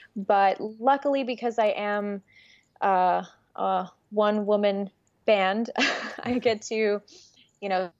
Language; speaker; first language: English; early bilingual, other home language; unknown